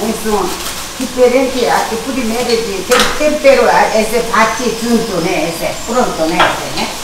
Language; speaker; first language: Portuguese; non-native, local second language; Korean